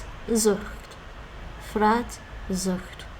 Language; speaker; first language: Dutch; non-native, learner; English